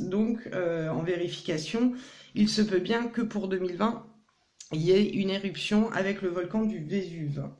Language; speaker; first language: French; native; French